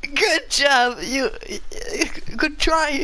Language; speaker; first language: English; non-native, learner; French